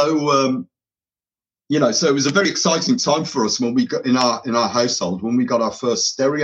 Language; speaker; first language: English; native; English